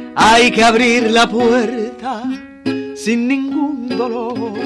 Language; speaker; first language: Spanish; native; Spanish